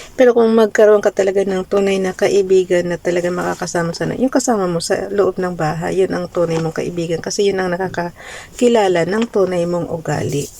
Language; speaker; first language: Filipino; non-native, local second language; Cebuano